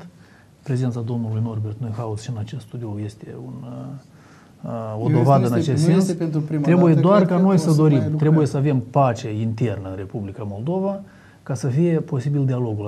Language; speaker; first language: Romanian; native; Romanian